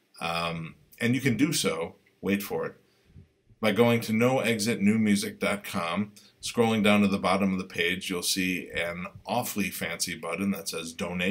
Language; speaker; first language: English; native; English